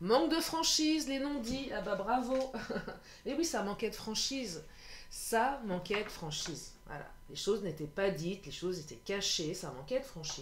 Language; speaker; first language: French; native; French